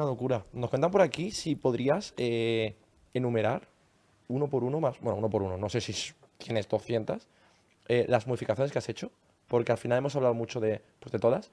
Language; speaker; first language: Spanish; native; Spanish